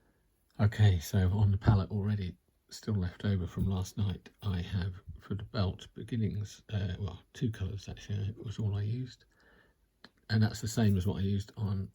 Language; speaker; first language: English; native; English